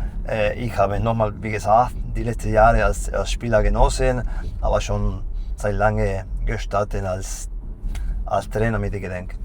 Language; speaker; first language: German; non-native, fluent; Spanish